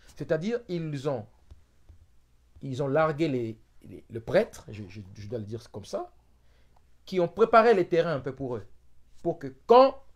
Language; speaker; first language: French; non-native, local second language; Lingala